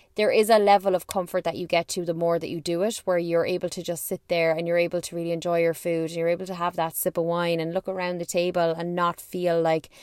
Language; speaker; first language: English; native; English